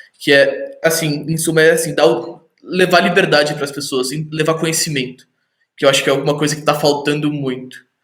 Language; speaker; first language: Portuguese; native; Portuguese